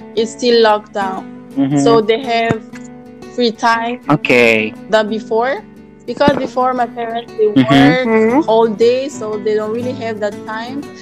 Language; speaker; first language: English; non-native, fluent; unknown